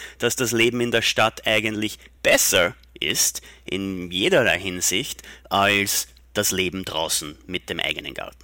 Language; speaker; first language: German; native; German